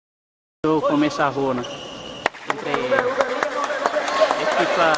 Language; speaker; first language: Portuguese; non-native, local second language; Tetum